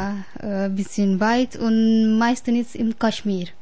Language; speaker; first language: German; non-native, learner; Punjabi